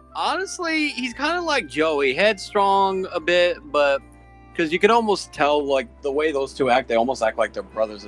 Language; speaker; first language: English; native; English